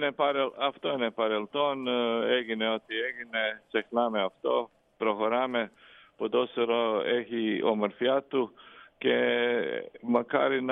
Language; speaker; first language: Greek; non-native, learner; Croatian